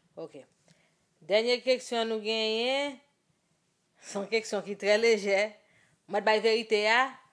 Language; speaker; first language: Haitian Creole; early bilingual, heritage; English